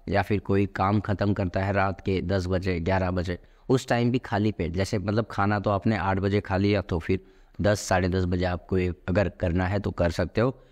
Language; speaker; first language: Hindi; non-native, local second language; Marathi